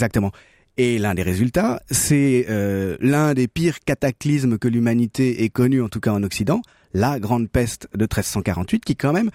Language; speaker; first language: French; native; French